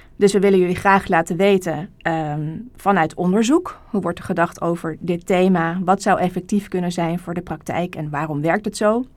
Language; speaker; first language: Dutch; native; Dutch